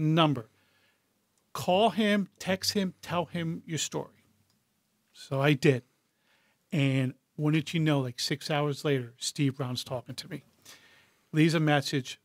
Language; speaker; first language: English; native; English